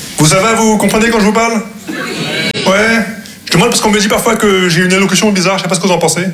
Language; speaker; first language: French; non-native, local second language; Arabic